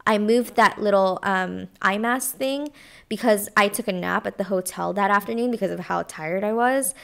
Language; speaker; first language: English; non-native, local second language; Filipino